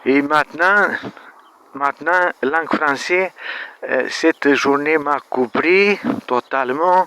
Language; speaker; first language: French; non-native, learner; Romanian